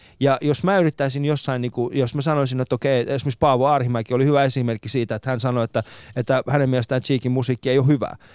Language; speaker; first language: Finnish; early bilingual, other home language; Persian